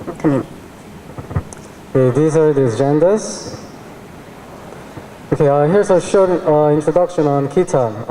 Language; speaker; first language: English; non-native, fluent; Korean